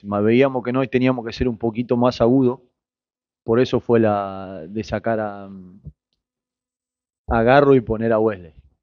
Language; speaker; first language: Spanish; native; Spanish